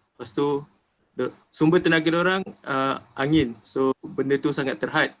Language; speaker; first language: Malay; native; Malay